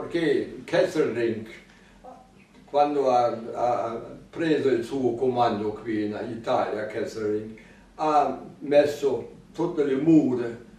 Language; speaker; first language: Italian; non-native, fluent; German